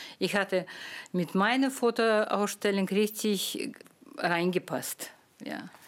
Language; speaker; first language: German; non-native, fluent; Russian